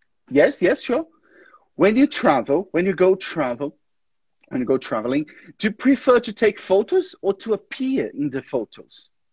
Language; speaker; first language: English; non-native, fluent; Portuguese